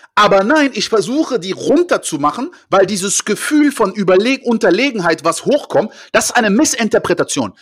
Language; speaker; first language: German; early bilingual, heritage; French